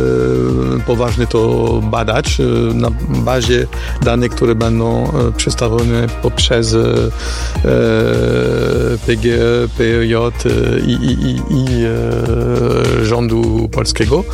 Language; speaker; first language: Polish; non-native, fluent; French